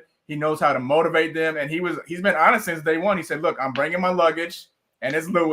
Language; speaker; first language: English; native; English